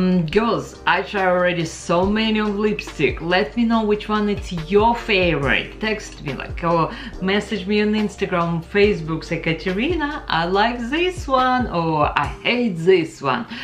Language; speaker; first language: English; non-native, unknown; Ukrainian